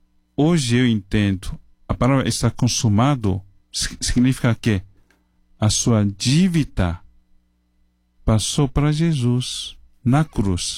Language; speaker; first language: Portuguese; non-native, fluent; Chinese